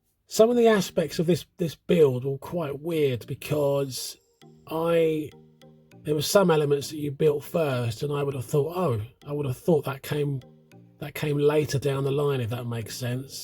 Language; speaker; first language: English; native; English